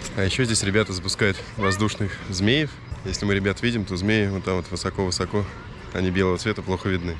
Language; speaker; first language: Russian; native; Russian